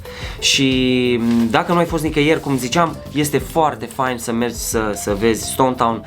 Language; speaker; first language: Romanian; native; Romanian